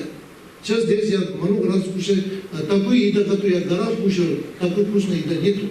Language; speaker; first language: Russian; non-native, learner; Tibetan